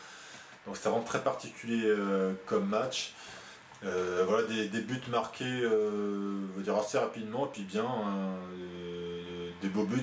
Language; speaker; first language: French; native; French